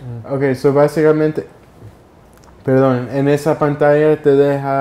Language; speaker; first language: Spanish; early bilingual, heritage; Spanish